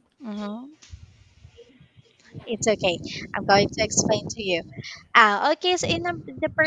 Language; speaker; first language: English; non-native, local second language; Filipino